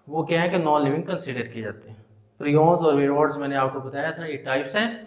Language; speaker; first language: Urdu; non-native, local second language; Punjabi